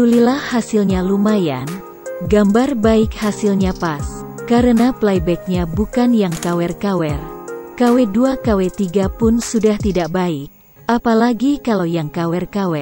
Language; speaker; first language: Indonesian; native; Indonesian